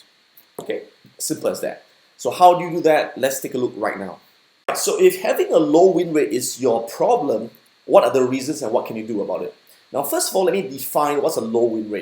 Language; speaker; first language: English; native; English